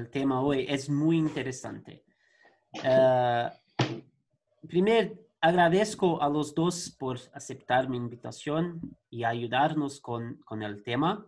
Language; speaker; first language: Spanish; non-native, learner; Portuguese